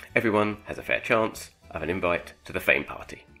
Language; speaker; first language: English; native; English